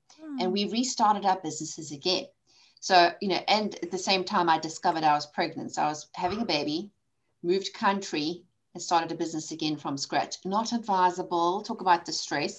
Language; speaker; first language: English; native; English